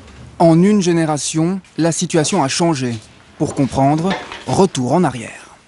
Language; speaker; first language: French; native; French